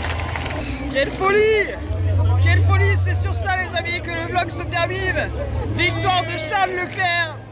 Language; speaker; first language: French; native; French